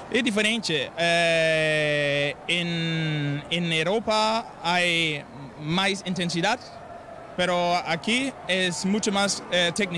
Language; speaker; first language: Spanish; non-native, learner; Danish